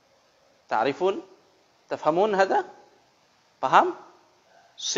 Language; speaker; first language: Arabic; non-native, fluent; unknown